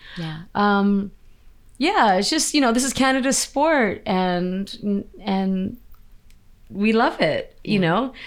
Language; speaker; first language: English; native; English